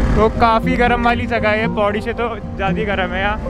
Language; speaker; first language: Hindi; native; Hindi